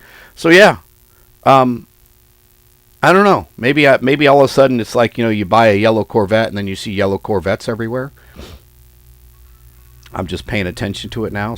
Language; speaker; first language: English; native; English